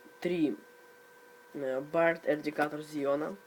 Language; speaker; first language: Russian; native; Russian